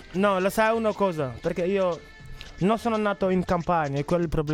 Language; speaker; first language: Italian; non-native, learner; Wolof